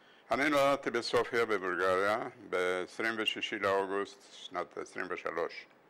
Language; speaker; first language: Hebrew; non-native, fluent; Bulgarian